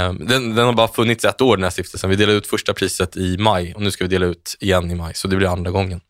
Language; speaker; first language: Swedish; native; Swedish